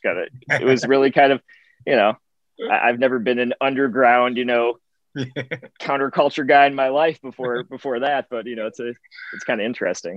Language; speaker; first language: English; native; English